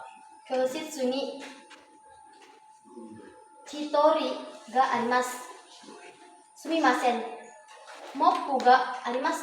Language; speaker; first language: Japanese; non-native, learner; Indonesian